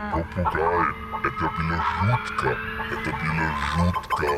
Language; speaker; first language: Russian; non-native, learner; German